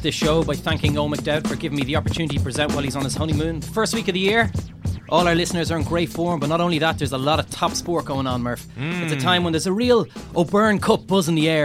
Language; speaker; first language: English; native; English